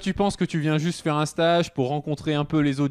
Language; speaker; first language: French; native; French